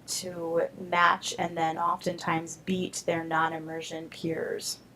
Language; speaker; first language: English; native; English